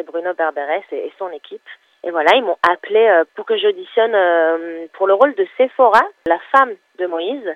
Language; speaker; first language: French; non-native, fluent; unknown